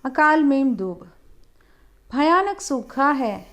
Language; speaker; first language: Hindi; non-native, local second language; Malayalam